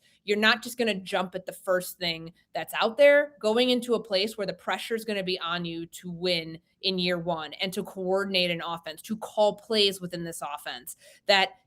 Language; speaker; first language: English; native; English